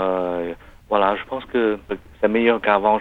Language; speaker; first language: French; non-native, learner; Chinese